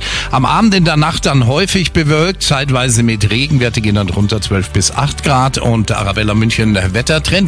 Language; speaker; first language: German; native; German